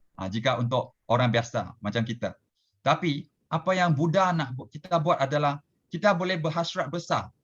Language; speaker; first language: Malay; non-native, local second language; Chinese